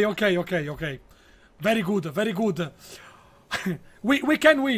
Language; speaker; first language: English; non-native, learner; Italian